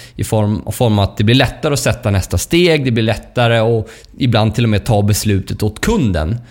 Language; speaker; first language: Swedish; native; Swedish